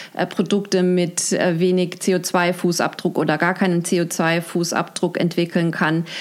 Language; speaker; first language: German; native; German